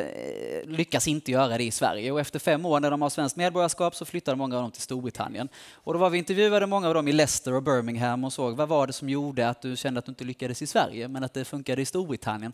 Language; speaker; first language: Swedish; native; Swedish